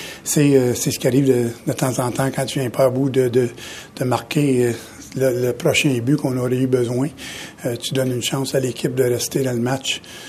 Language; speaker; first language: French; native; French